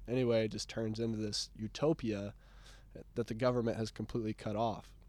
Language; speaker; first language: English; native; English